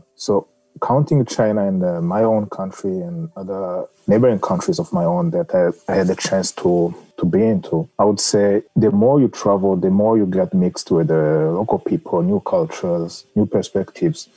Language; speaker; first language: English; non-native, local second language; Kinyarwanda